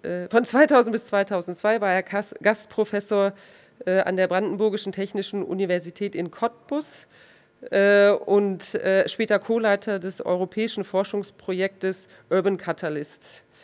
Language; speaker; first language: German; native; German